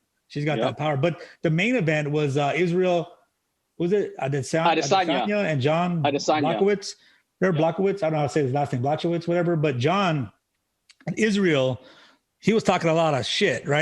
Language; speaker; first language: English; native; English